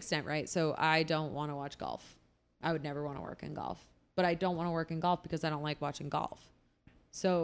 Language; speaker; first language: English; native; English